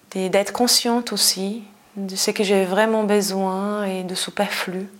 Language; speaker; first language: French; non-native, fluent; Portuguese